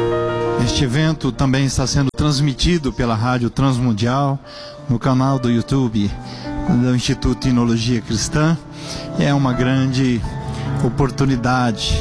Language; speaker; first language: Portuguese; native; Portuguese